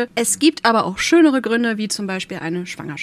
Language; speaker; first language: German; native; German